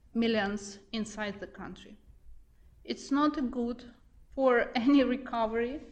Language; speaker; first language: English; non-native, fluent; Ukrainian